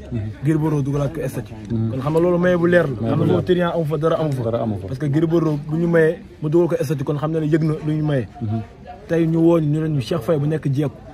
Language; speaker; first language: Wolof; native; Wolof